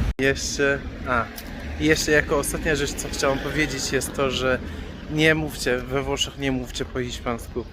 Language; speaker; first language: Polish; non-native, fluent; Persian